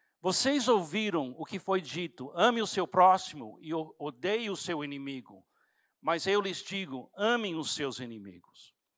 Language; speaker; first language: Portuguese; non-native, fluent; English